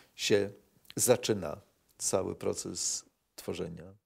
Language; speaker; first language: Polish; native; Polish